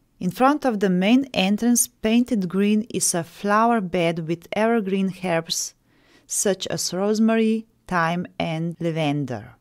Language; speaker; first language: English; non-native, fluent; Slovenian